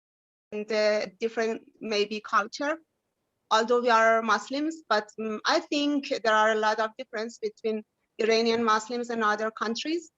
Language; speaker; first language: English; non-native, fluent; Persian